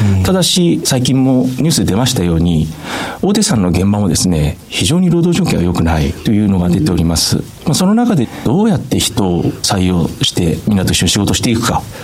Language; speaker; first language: Japanese; native; Japanese